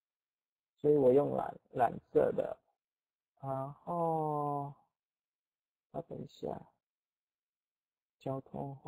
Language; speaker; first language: Chinese; non-native, fluent; Indonesian